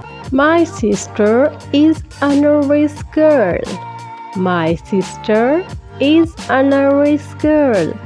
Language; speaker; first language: English; non-native, fluent; Urdu